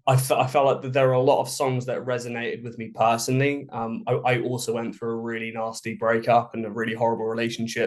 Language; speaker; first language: English; native; English